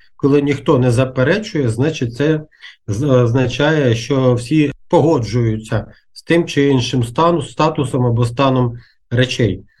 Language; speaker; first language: Ukrainian; native; Ukrainian